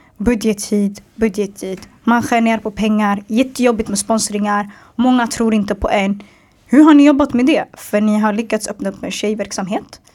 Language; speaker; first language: Swedish; early bilingual, other home language; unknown